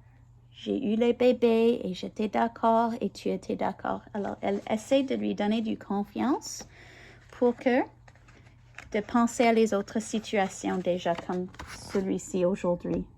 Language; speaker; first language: French; non-native, learner; English